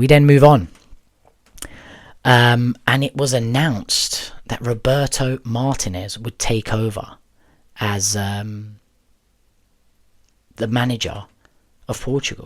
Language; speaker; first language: English; native; English